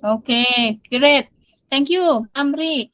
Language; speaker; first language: English; non-native, fluent; Indonesian